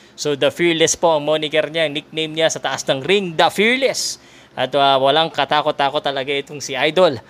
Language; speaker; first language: Filipino; native; Filipino